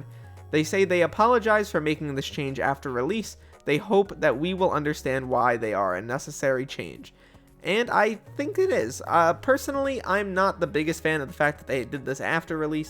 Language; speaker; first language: English; native; English